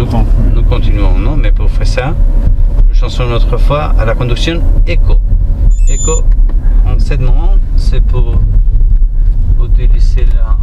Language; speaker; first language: French; non-native, learner; Spanish